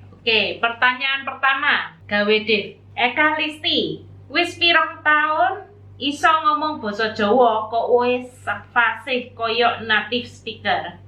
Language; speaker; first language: Javanese; native; Javanese